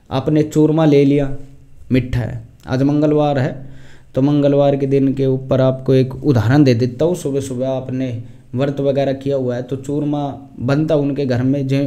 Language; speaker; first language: Hindi; native; Hindi